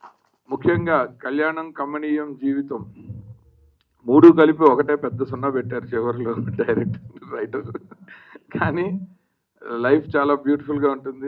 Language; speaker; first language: Telugu; native; Telugu